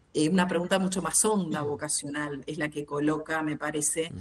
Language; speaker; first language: Spanish; native; Spanish